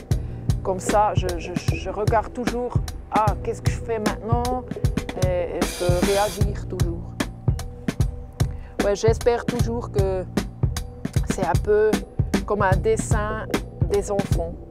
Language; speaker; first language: French; non-native, local second language; German